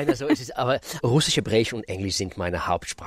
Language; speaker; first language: German; non-native, fluent; Russian